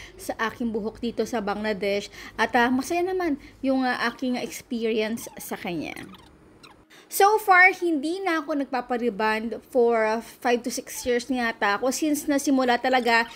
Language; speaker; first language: Filipino; native; Filipino